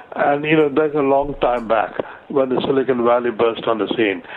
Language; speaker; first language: English; non-native, local second language; Gujarati